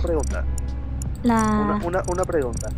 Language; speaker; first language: Spanish; native; Spanish